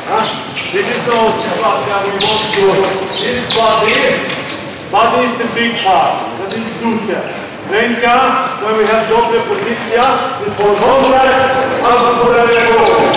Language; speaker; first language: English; non-native, learner; Polish